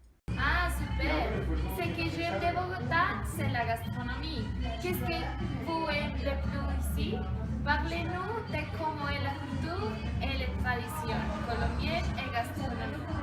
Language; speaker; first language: French; non-native, learner; Spanish